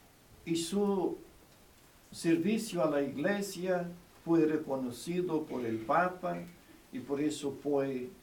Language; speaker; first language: Spanish; non-native, fluent; Portuguese